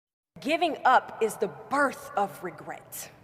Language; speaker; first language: English; native; English